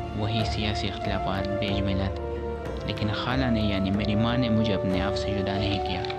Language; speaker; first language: Urdu; non-native, local second language; Pashto